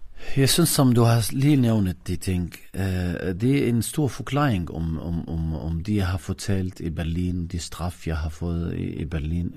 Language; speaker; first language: Danish; non-native, fluent; Arabic